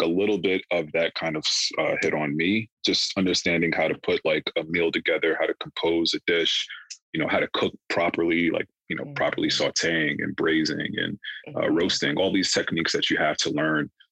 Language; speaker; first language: English; native; English